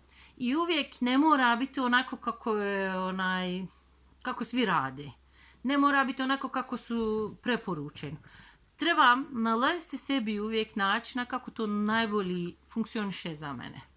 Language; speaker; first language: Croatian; non-native, fluent; Turkish